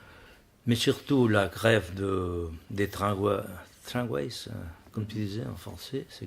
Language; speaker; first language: French; non-native, learner; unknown